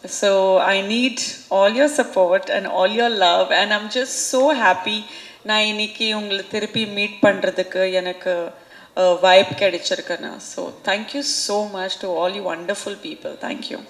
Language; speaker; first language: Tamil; non-native, local second language; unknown